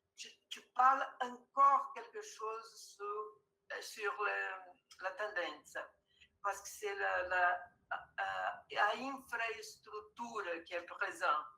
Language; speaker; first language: French; non-native, fluent; Portuguese